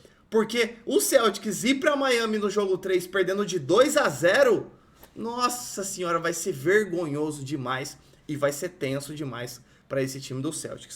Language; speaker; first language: Portuguese; native; Portuguese